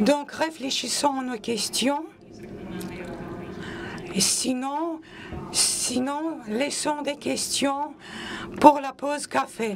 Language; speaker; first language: French; non-native, local second language; Latvian